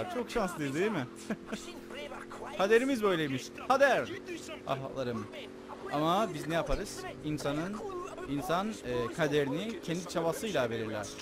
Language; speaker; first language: Turkish; native; Turkish